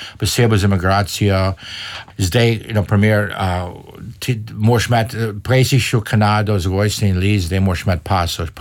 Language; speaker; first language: Slovenian; early bilingual, heritage; Slovenian